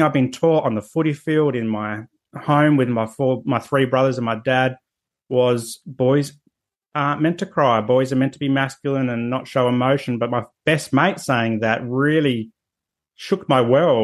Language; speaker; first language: English; native; English